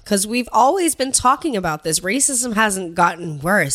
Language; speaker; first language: English; early bilingual, other home language; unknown